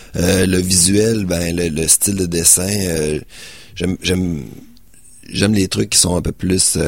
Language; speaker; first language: French; native; French